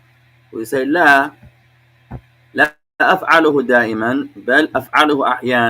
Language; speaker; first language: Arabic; non-native, fluent; English